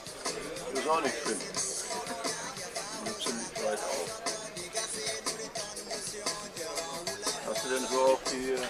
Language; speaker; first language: German; native; German